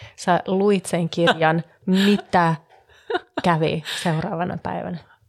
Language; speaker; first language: Finnish; early bilingual, heritage; Finnish